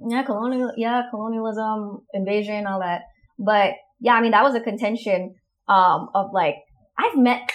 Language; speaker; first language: English; non-native, fluent; Indonesian